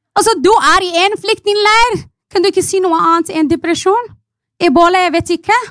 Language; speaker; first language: Norwegian; non-native, fluent; Arabic